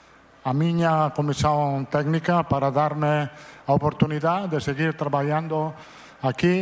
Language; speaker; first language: Portuguese; non-native, fluent; Italian